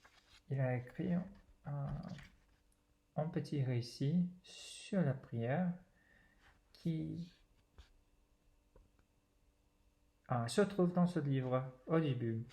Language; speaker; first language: French; non-native, fluent; English